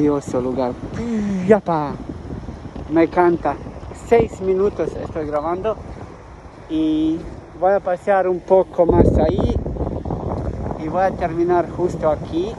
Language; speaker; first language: Spanish; non-native, learner; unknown